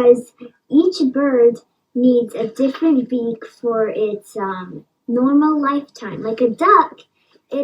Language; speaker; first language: English; native; English